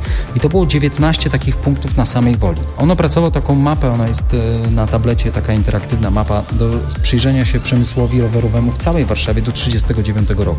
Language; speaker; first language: Polish; native; Polish